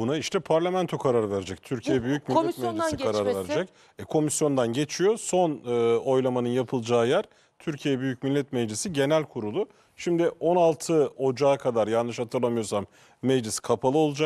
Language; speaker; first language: Turkish; native; Turkish